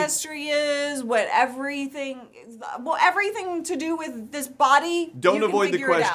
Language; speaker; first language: English; native; English